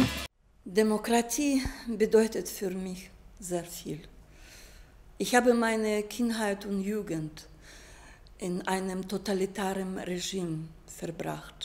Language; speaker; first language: German; non-native, fluent; Russian